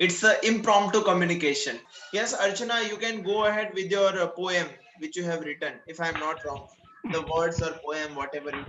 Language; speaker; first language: English; non-native, local second language; Gujarati